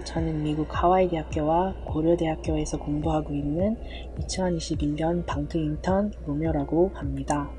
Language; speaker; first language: Korean; non-native, fluent; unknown